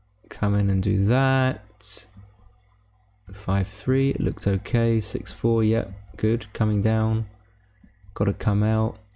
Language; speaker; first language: English; native; English